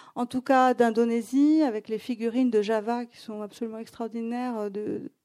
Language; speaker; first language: French; non-native, fluent; Greek